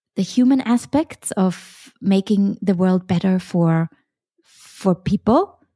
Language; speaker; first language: English; non-native, fluent; German